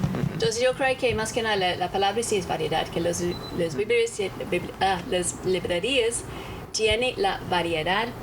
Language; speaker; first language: Spanish; non-native, fluent; English